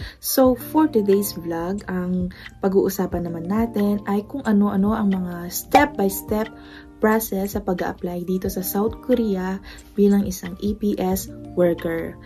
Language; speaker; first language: Filipino; non-native, local second language; Pampanga